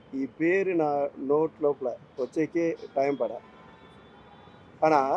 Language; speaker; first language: Telugu; non-native, learner; Tamil